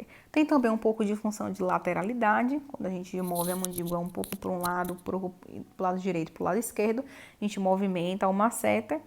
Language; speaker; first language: Portuguese; native; Portuguese